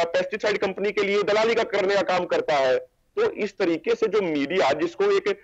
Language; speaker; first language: Hindi; native; Hindi